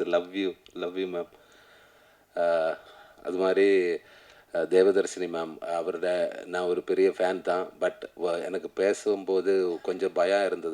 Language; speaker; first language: Tamil; non-native, learner; Malayalam